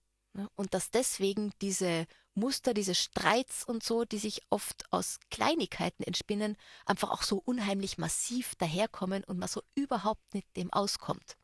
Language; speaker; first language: German; native; German